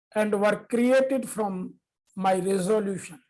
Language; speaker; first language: English; non-native, local second language; Hindi